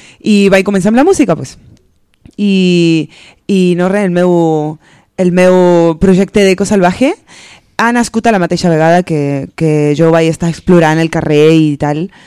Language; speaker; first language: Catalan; early bilingual, other home language; Spanish